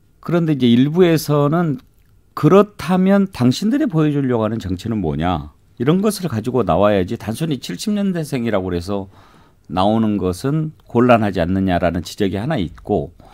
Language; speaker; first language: Korean; native; Korean